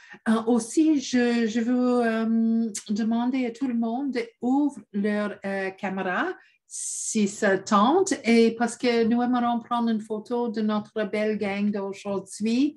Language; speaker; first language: French; non-native, fluent; English